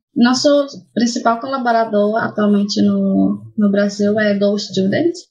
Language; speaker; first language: Portuguese; native; Portuguese